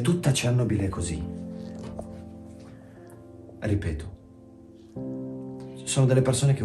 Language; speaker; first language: Italian; native; Italian